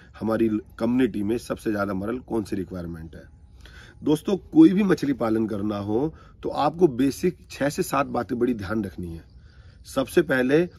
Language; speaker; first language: Hindi; native; Hindi